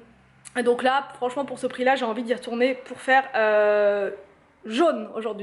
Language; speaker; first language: French; native; French